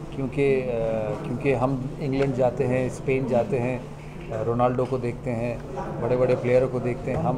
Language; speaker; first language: Hindi; non-native, local second language; Bangla